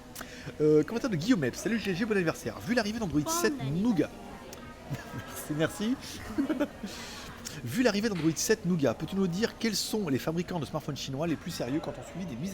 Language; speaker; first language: French; native; French